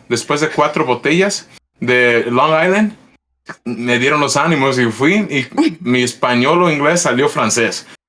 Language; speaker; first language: Spanish; early bilingual, heritage; Spanish